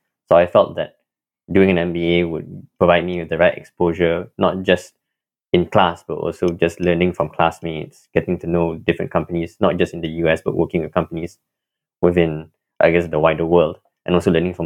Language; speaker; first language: English; non-native, local second language; Malay